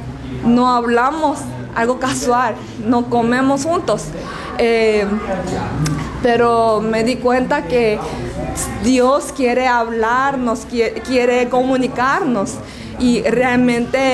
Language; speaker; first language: Spanish; non-native, learner; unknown